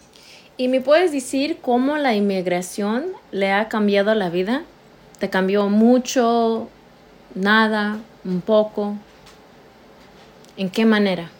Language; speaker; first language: Spanish; early bilingual, heritage; Spanish